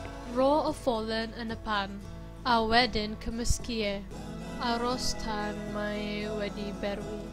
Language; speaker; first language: Welsh; non-native, learner; Malay